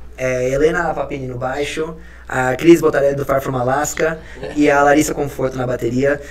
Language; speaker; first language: Portuguese; early bilingual, other home language; Spanish